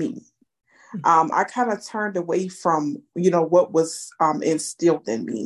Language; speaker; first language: English; native; English